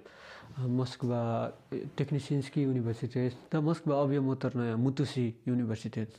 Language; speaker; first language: Russian; non-native, learner; Nepali